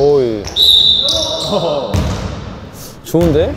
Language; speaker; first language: Korean; native; Korean